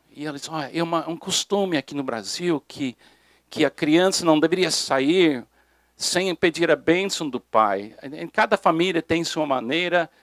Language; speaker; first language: Portuguese; non-native, fluent; English